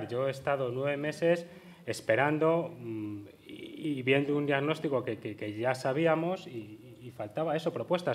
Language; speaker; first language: Spanish; native; Spanish